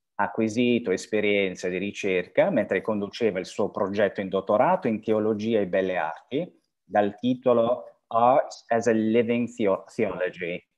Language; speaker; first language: Italian; non-native, fluent; French